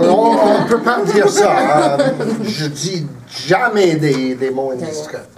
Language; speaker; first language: French; early bilingual, heritage; English